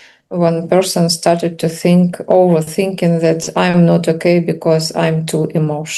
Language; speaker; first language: English; non-native, learner; Russian